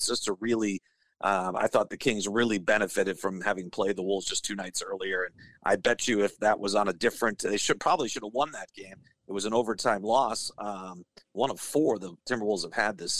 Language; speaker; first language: English; native; English